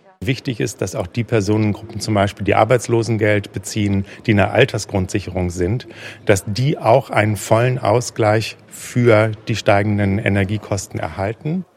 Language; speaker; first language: German; native; German